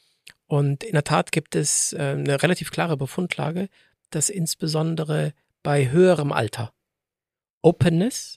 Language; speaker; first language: German; native; German